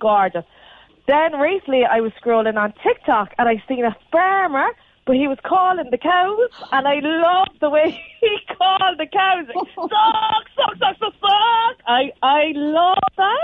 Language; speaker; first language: English; native; English